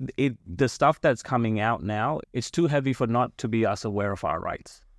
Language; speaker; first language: English; non-native, local second language; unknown